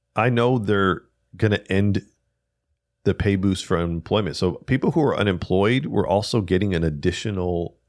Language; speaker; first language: English; native; English